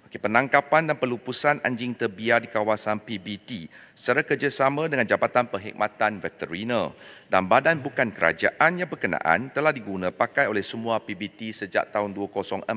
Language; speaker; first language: Malay; non-native, local second language; Chinese